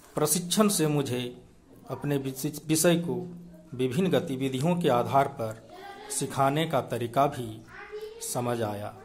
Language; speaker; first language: Hindi; native; Hindi